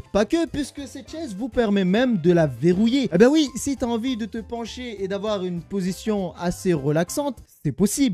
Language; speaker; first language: French; native; French